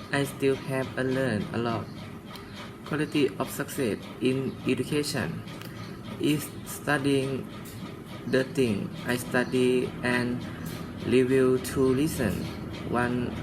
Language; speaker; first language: English; non-native, learner; Thai